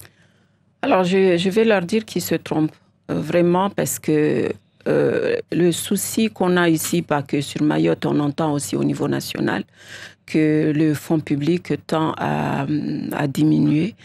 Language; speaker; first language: French; non-native, local second language; Comorian